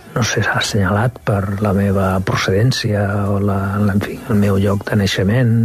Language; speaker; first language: Catalan; non-native, local second language; Spanish